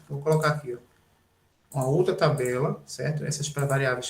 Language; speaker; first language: Portuguese; native; Portuguese